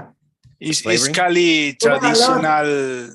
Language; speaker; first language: English; non-native, learner; Spanish